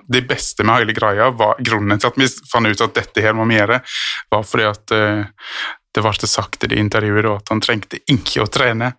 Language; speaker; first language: Norwegian; native; Norwegian